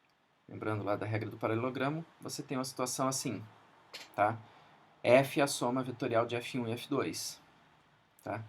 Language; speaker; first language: Portuguese; native; Portuguese